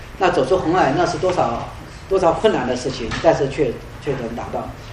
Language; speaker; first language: Chinese; native; Chinese